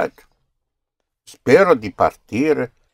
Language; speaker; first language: Italian; non-native, fluent; English